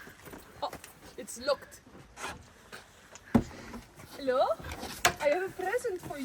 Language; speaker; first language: English; non-native, fluent; Dutch